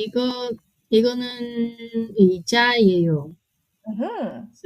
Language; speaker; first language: Korean; non-native, learner; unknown